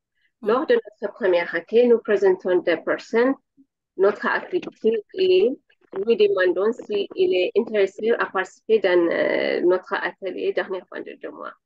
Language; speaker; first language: French; non-native, learner; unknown